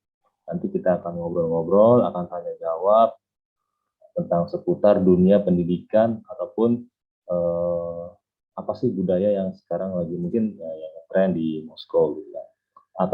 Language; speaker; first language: Indonesian; native; Indonesian